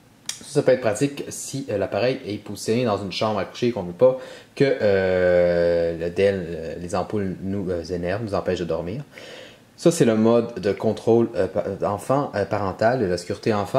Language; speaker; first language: French; native; French